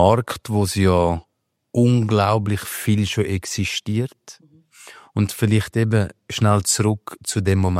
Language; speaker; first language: German; native; German